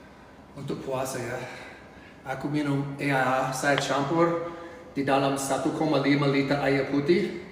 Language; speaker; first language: Indonesian; non-native, fluent; English